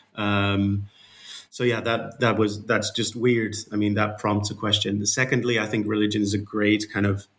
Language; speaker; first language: English; non-native, fluent; Dutch